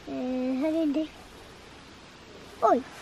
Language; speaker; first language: Swedish; early bilingual, other home language; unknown